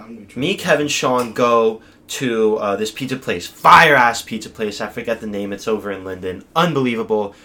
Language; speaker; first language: English; native; English